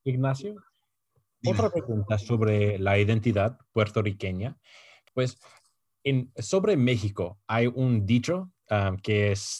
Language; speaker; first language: Spanish; non-native, fluent; English